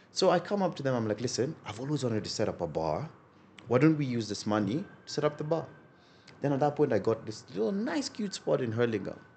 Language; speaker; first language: English; non-native, local second language; Luo (Kenya and Tanzania)